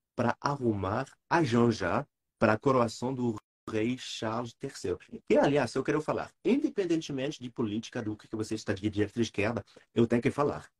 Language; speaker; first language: Portuguese; non-native, fluent; French